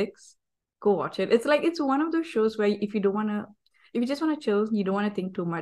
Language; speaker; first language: English; non-native, local second language; Tamil